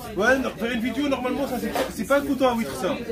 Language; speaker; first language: French; native; French